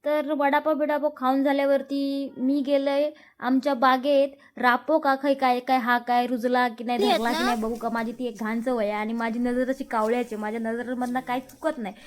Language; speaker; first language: Marathi; native; Marathi